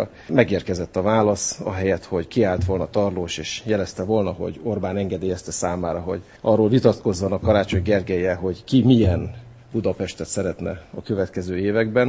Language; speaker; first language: Hungarian; native; Hungarian